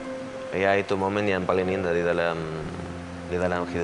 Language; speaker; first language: Indonesian; non-native, learner; Spanish